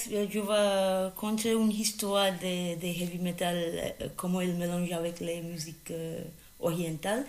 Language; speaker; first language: French; non-native, fluent; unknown